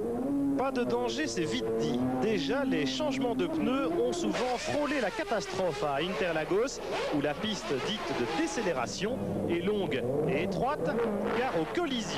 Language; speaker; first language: French; native; French